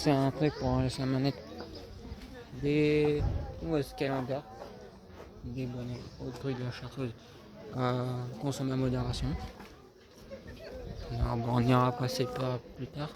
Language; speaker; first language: French; native; French